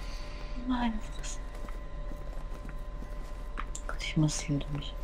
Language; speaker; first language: German; native; German